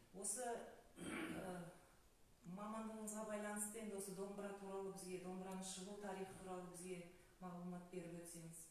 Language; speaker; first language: Kazakh; native; Kazakh